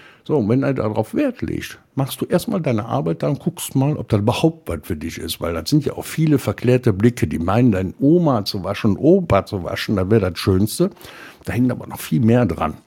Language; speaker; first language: German; native; German